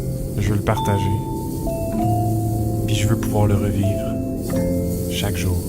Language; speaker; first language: French; native; French